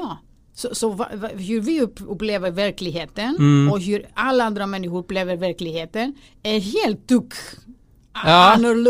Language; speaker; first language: Swedish; non-native, fluent; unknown